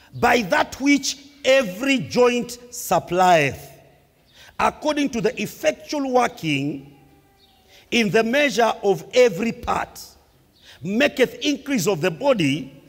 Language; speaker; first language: English; non-native, local second language; Swahili